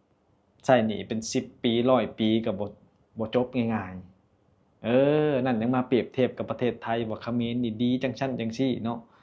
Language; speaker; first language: Thai; non-native, local second language; Lao